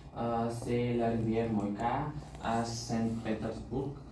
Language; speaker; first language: French; non-native, learner; Bulgarian